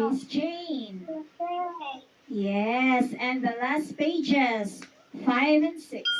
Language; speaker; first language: English; non-native, fluent; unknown